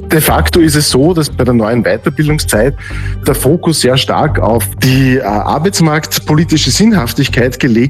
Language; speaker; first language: German; native; German